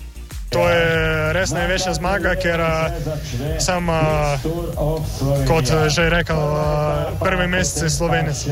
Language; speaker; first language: Slovenian; non-native, fluent; Russian